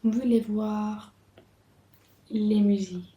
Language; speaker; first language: French; non-native, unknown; English